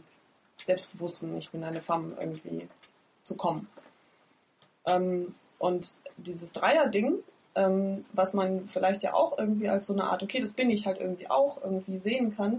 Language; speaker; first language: German; native; German